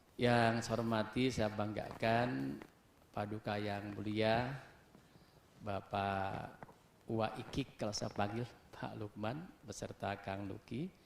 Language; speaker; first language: Indonesian; non-native, local second language; Sundanese